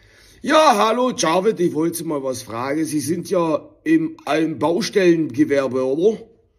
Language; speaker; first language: German; native; German